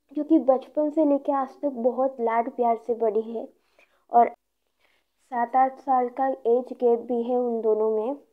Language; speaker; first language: Hindi; non-native, local second language; Odia